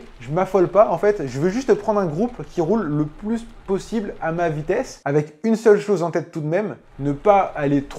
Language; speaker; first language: French; native; French